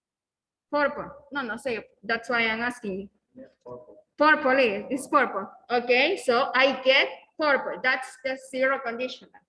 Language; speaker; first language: English; non-native, fluent; Spanish